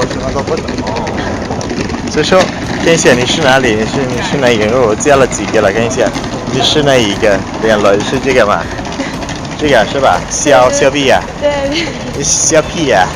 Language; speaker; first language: Chinese; non-native, learner; Italian